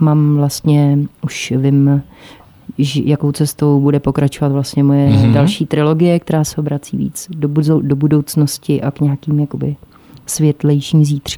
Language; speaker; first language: Czech; native; Czech